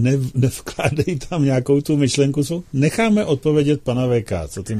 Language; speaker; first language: Czech; native; Czech